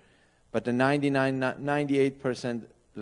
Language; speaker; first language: English; non-native, fluent; Persian